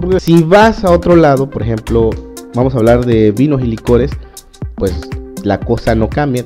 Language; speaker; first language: Spanish; native; Spanish